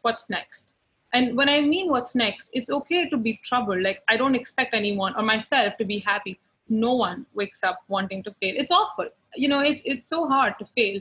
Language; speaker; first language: English; non-native, local second language; Hindi